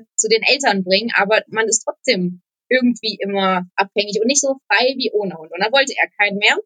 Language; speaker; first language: German; non-native, fluent; Polish